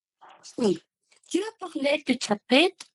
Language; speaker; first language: French; non-native, learner; Spanish